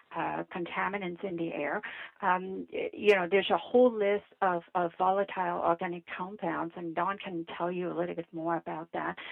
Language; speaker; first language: English; non-native, fluent; Vietnamese